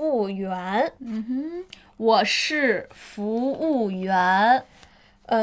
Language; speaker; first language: Chinese; non-native, learner; Spanish